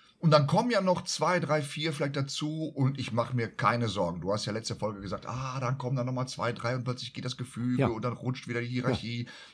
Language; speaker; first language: German; native; German